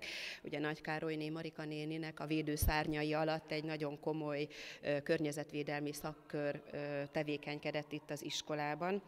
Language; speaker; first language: Hungarian; native; Hungarian